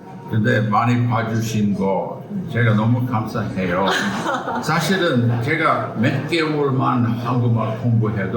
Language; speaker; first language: Korean; non-native, fluent; English